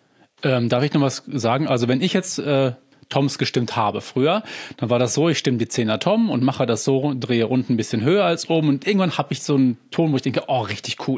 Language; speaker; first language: German; native; German